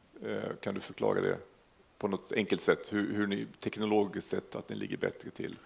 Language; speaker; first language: Swedish; native; Swedish